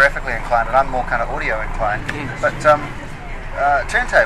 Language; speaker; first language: English; native; English